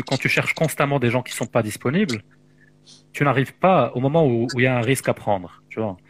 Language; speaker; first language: French; non-native, local second language; Arabic